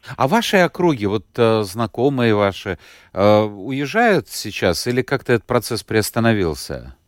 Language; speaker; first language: Russian; native; Russian